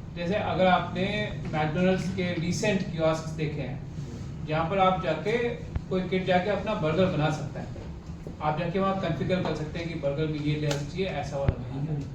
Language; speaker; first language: Hindi; native; Hindi